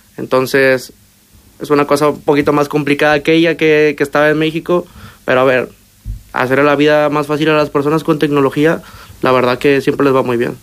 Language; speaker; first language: Spanish; native; Spanish